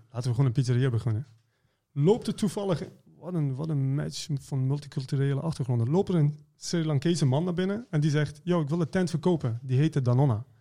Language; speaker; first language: Dutch; early bilingual, other home language; Persian